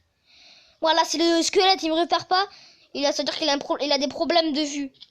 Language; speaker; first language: French; native; French